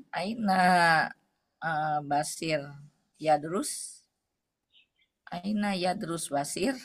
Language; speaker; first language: Arabic; non-native, learner; Indonesian